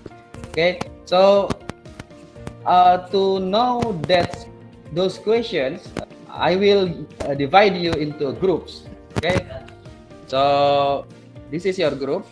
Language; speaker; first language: English; non-native, learner; Indonesian